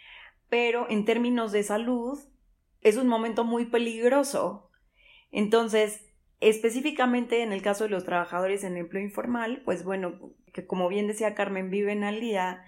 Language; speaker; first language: Spanish; native; Spanish